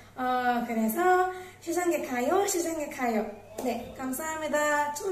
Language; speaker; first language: Korean; non-native, learner; Tamil